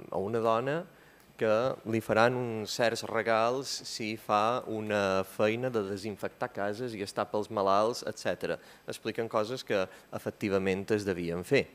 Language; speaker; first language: Catalan; native; Catalan